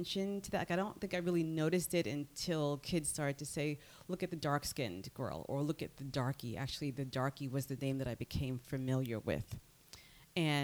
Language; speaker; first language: English; native; English